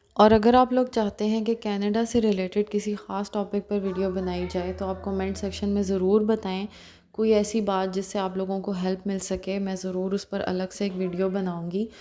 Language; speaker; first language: Urdu; non-native, local second language; Punjabi